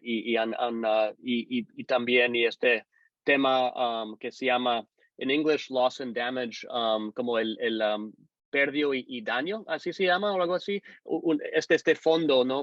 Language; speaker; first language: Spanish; non-native, fluent; English